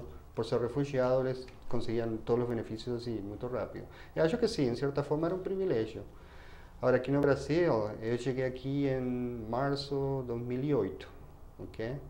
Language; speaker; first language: Portuguese; non-native, fluent; Spanish